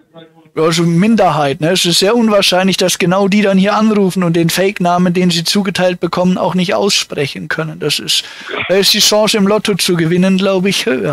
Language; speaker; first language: German; native; German